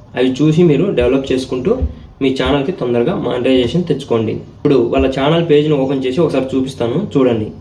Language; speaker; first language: Telugu; native; Telugu